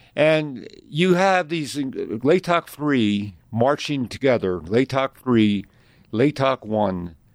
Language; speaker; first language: English; native; English